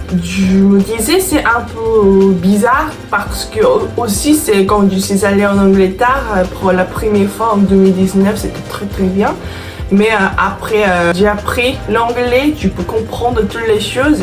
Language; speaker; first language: French; non-native, fluent; Korean